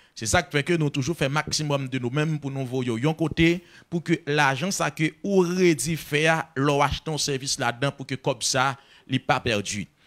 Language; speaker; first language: French; non-native, local second language; Haitian Creole